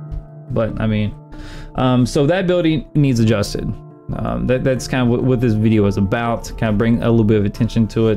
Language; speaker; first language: English; native; English